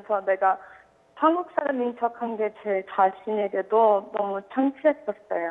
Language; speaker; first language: Korean; early bilingual, heritage; Korean